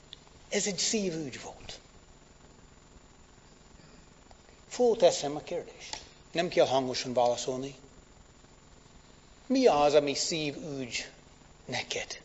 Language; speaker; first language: Hungarian; non-native, fluent; English